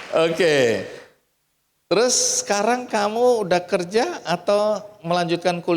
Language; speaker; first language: Indonesian; native; Indonesian